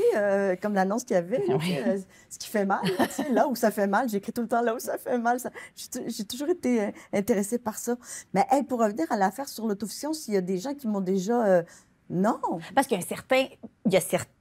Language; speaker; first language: French; native; French